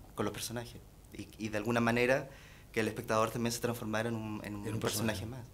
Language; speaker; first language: Spanish; native; Spanish